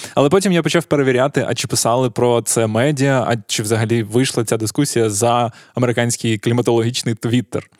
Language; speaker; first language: Ukrainian; native; Ukrainian